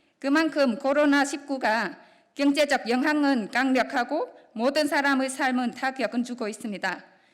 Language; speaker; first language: Korean; non-native, fluent; Vietnamese